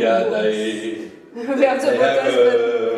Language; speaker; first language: English; non-native, learner; French